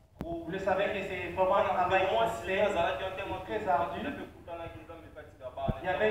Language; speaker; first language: French; non-native, local second language; Lingala